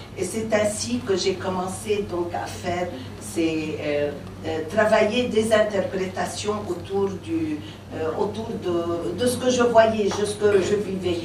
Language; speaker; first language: French; non-native, local second language; Arabic